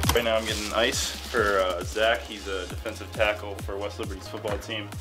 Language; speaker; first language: English; native; English